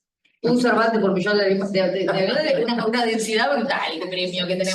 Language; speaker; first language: Spanish; native; Spanish